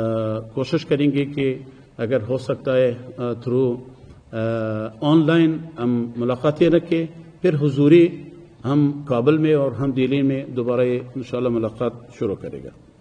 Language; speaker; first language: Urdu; non-native, fluent; Persian